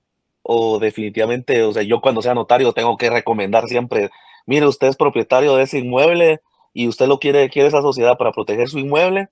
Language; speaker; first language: Spanish; native; Spanish